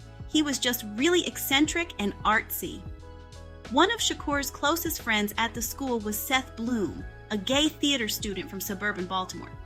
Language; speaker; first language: English; native; English